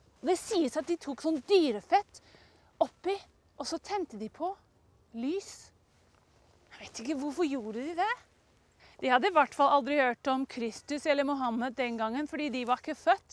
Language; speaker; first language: Norwegian; non-native, fluent; English